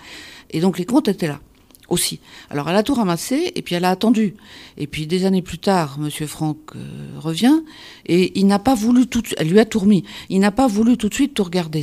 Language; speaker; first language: French; native; French